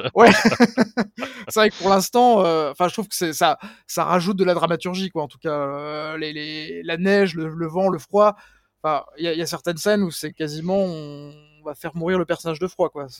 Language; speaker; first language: French; native; French